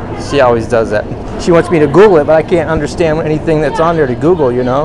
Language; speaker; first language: English; native; English